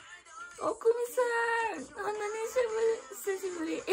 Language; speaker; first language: Japanese; non-native, learner; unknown